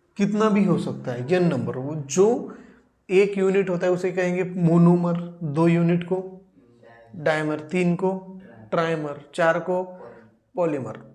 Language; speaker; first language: Hindi; non-native, local second language; Marathi